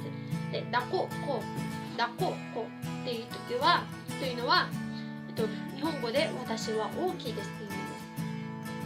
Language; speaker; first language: Japanese; non-native, fluent; Filipino